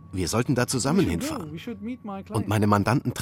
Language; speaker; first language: German; early bilingual, other home language; Turkish